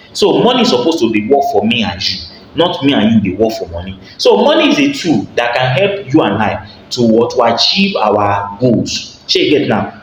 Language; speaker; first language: Nigerian Pidgin; non-native, local second language; Yoruba